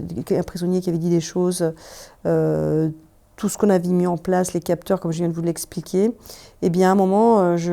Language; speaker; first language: French; native; French